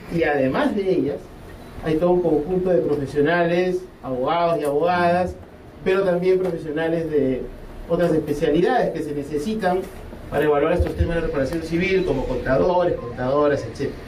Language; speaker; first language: Spanish; native; Spanish